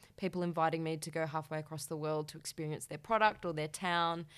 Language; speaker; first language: English; native; English